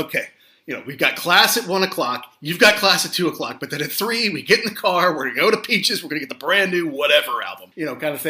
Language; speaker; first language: English; native; English